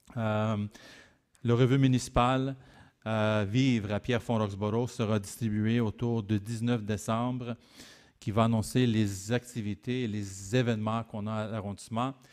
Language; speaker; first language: French; native; French